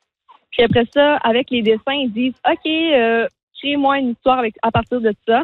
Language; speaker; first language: French; native; French